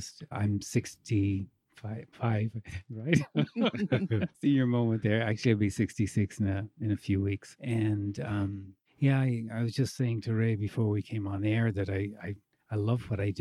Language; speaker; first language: English; native; English